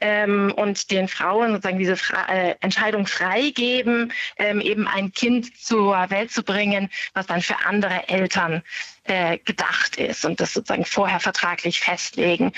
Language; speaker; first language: German; native; German